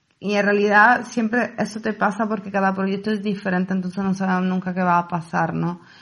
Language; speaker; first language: Spanish; non-native, fluent; Italian